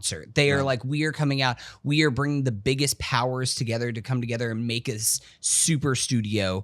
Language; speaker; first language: English; native; English